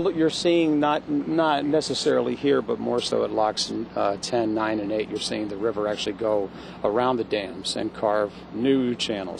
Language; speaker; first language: English; native; English